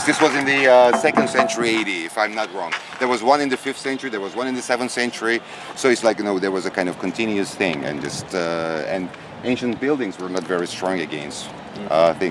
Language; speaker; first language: English; non-native, fluent; Turkish